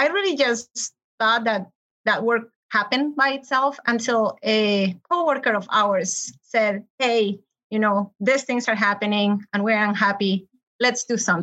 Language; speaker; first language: English; non-native, fluent; Spanish